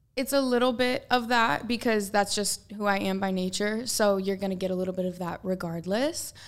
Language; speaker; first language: English; native; English